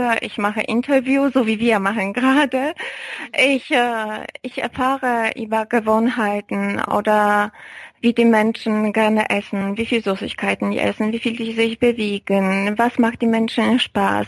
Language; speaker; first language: German; non-native, fluent; Polish